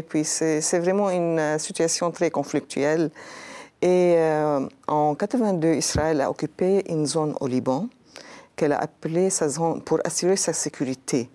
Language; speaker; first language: French; non-native, local second language; Arabic